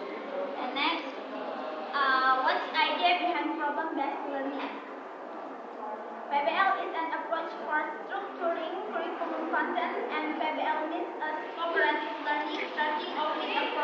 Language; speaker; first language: English; non-native, learner; Indonesian